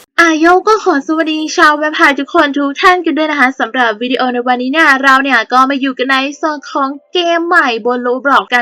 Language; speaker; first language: Thai; native; Thai